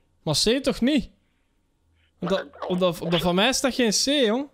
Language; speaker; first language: Dutch; native; Dutch